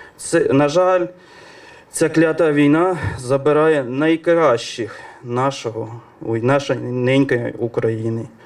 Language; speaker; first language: Ukrainian; native; Ukrainian